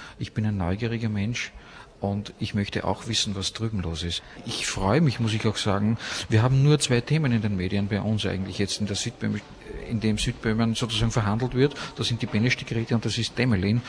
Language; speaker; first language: German; native; German